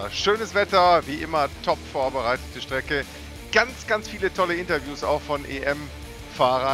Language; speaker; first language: German; native; German